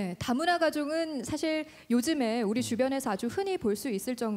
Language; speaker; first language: Korean; native; Korean